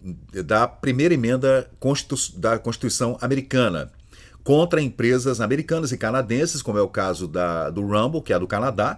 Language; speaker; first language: Portuguese; native; Portuguese